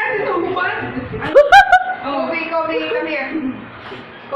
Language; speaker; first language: Filipino; native; Filipino